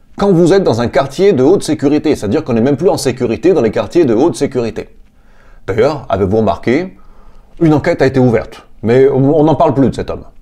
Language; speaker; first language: French; native; French